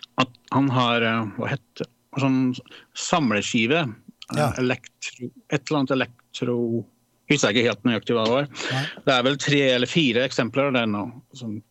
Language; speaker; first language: Norwegian; early bilingual, other home language; Polish